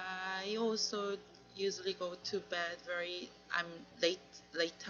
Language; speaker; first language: English; non-native, learner; Korean